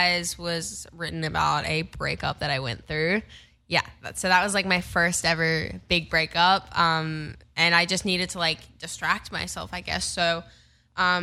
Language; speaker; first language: English; native; English